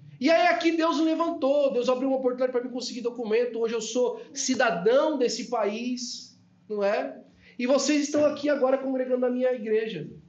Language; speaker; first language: Portuguese; native; Portuguese